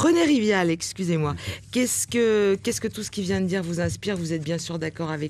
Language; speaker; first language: French; native; French